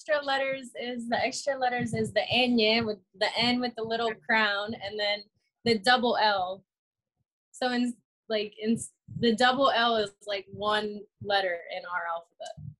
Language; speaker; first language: English; early bilingual, other home language; Spanish